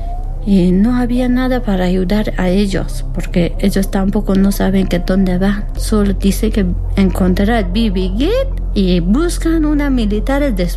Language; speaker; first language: Spanish; non-native, learner; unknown